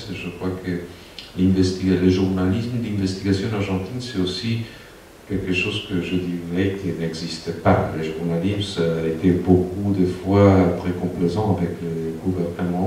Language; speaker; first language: French; non-native, fluent; Spanish